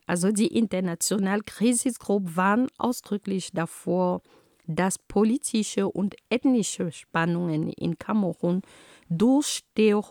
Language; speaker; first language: German; non-native, fluent; Ghomala